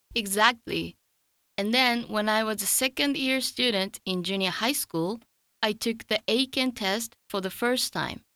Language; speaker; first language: English; non-native, fluent; Japanese